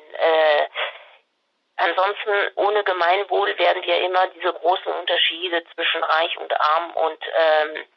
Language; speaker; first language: German; non-native, fluent; French